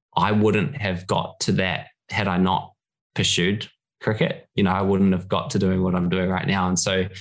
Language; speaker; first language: English; native; English